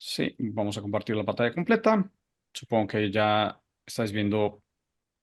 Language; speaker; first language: Spanish; native; Spanish